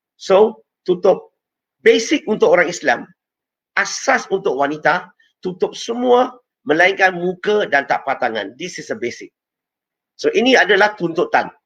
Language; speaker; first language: Malay; non-native, local second language; Chinese